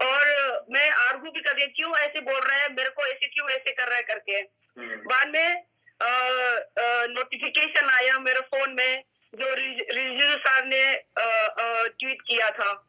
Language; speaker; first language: Hindi; non-native, local second language; Manipuri